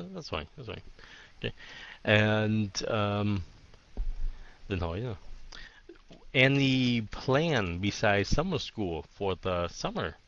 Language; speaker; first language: English; early bilingual, heritage; Vietnamese